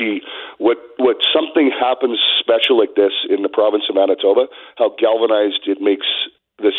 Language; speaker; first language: English; native; English